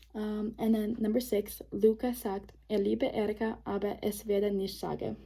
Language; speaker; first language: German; non-native, learner; English